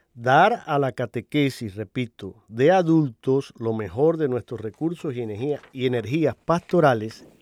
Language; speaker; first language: Spanish; native; Spanish